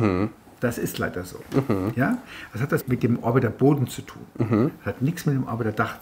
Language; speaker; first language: German; native; German